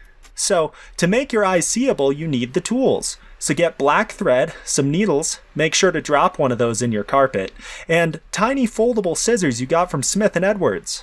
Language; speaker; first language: English; native; English